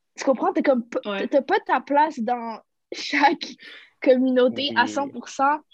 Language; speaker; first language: French; native; French